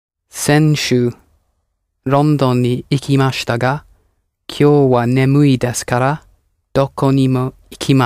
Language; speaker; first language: Japanese; non-native, learner; English